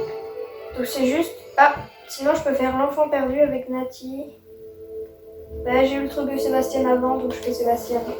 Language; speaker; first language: French; native; French